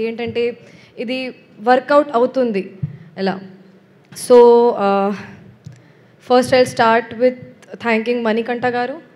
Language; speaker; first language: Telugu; non-native, fluent; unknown